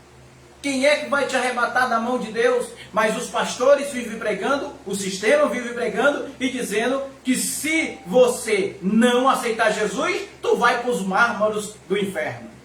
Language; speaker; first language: Portuguese; native; Portuguese